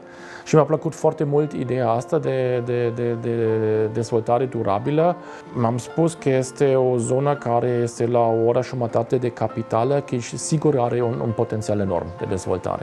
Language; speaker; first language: Romanian; non-native, fluent; German